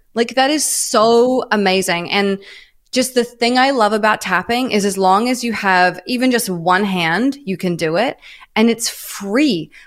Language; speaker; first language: English; native; English